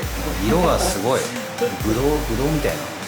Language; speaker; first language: Japanese; native; Japanese